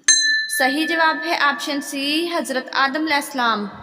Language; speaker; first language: Urdu; native; Urdu